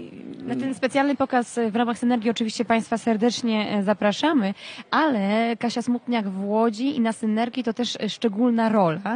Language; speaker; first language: Polish; native; Polish